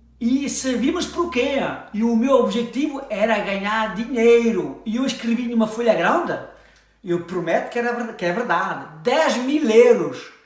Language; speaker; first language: Portuguese; early bilingual, heritage; French